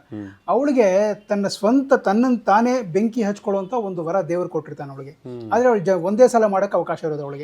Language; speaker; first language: Kannada; native; Kannada